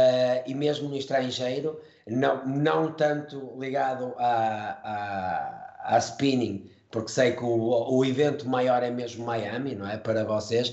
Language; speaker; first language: Portuguese; native; Portuguese